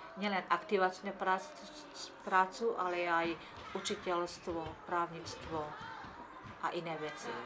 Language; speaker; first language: Slovak; non-native, local second language; Hungarian